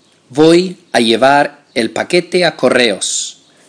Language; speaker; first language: Spanish; non-native, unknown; English